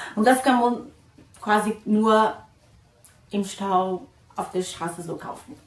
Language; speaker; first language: German; non-native, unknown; Portuguese